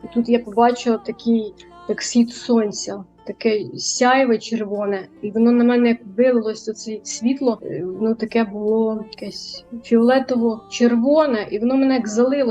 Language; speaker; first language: Ukrainian; native; Ukrainian